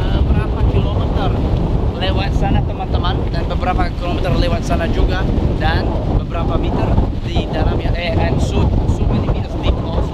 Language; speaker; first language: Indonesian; non-native, fluent; English